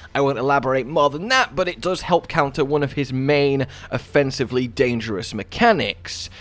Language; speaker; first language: English; native; English